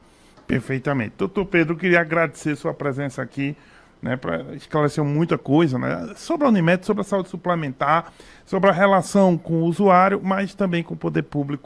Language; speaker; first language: Portuguese; native; Portuguese